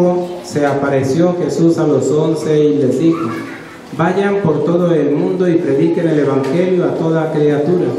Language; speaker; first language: Spanish; native; Spanish